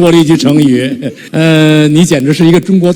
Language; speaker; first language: Chinese; native; Chinese